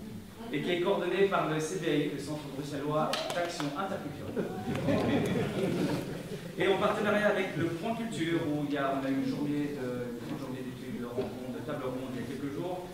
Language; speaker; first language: French; native; French